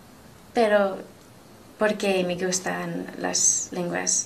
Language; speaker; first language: Spanish; non-native, learner; English